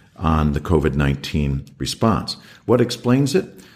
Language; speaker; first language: English; native; English